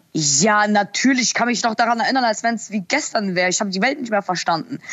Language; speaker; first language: German; early bilingual, other home language; Russian